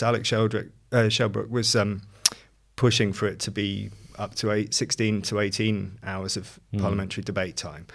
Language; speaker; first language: English; native; English